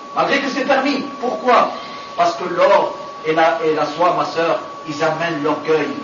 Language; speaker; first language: French; non-native, local second language; Arabic